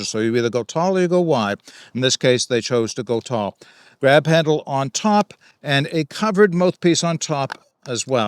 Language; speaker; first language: English; native; English